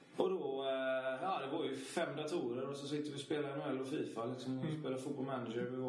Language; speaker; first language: Swedish; native; Swedish